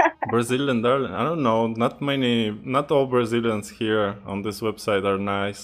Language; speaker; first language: English; non-native, fluent; Russian